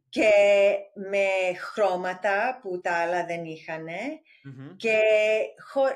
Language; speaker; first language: Greek; early bilingual, heritage; English